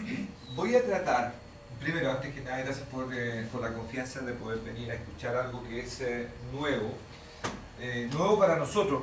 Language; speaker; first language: Spanish; native; Spanish